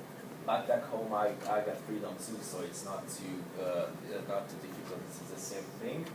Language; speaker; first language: English; non-native, learner; Hungarian